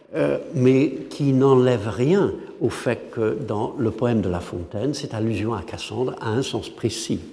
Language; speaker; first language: French; non-native, fluent; English